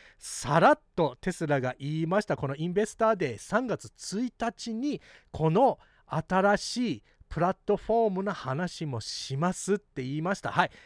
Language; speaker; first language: Japanese; early bilingual, heritage; Japanese